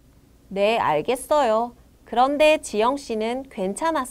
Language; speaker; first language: Korean; non-native, learner; Vietnamese